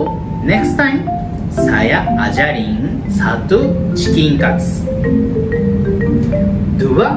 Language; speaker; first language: Indonesian; non-native, learner; Japanese